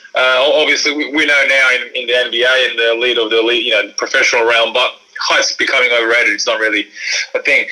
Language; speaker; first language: English; early bilingual, other home language; Croatian